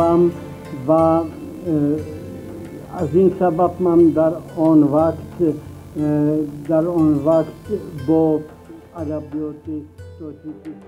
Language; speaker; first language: Persian; non-native, fluent; Czech